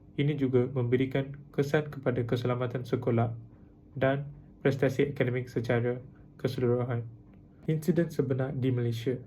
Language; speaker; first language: Malay; non-native, local second language; Tamil